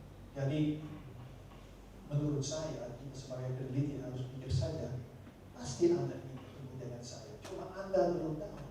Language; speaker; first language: Indonesian; non-native, fluent; Dutch